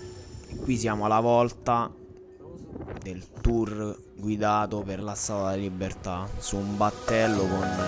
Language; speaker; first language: Italian; native; Italian